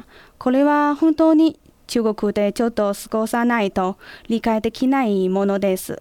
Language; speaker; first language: Japanese; non-native, fluent; Chinese